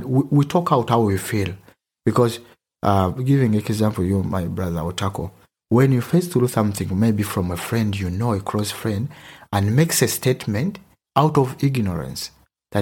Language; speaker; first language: English; non-native, local second language; Ganda